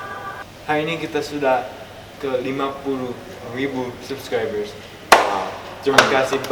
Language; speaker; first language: Indonesian; non-native, local second language; English